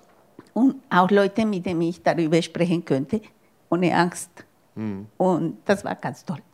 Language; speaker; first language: German; non-native, fluent; Spanish